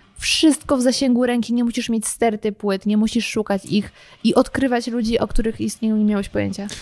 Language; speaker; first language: Polish; native; Polish